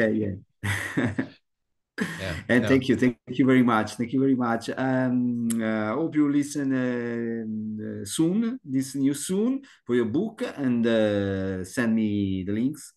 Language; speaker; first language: English; non-native, learner; Italian